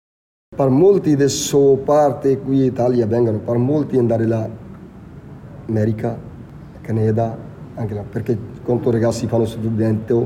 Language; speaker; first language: Italian; non-native, learner; Punjabi